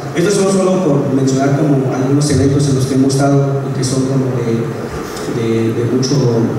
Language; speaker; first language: Spanish; non-native, local second language; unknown